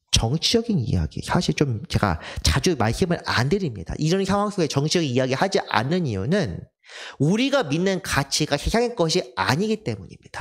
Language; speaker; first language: Korean; native; Korean